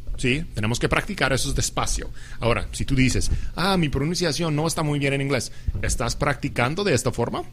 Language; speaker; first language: Spanish; non-native, fluent; English